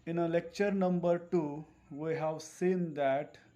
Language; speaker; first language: English; non-native, local second language; Marathi